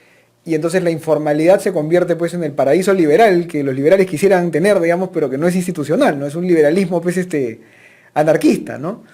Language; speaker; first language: Spanish; native; Spanish